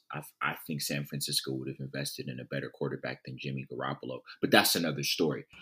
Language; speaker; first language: English; native; English